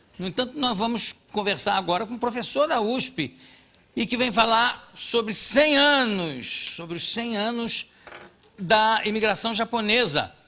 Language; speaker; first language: Portuguese; native; Portuguese